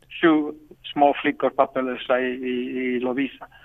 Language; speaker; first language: Swedish; non-native, local second language; Finnish